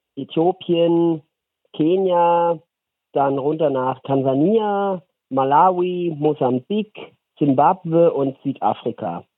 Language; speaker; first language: German; native; German